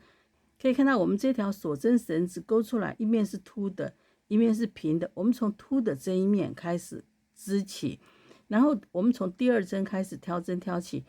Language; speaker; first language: Chinese; native; Chinese